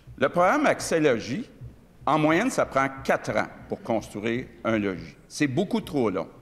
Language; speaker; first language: French; native; French